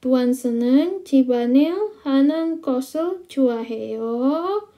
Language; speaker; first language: Korean; non-native, fluent; Indonesian